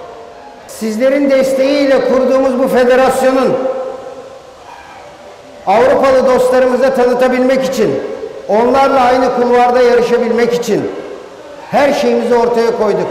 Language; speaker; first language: Turkish; native; Turkish